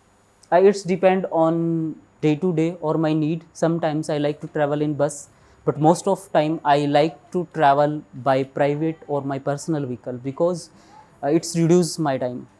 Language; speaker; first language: English; non-native, local second language; Hindi